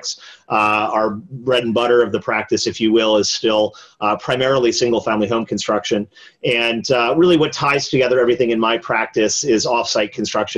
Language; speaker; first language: English; native; English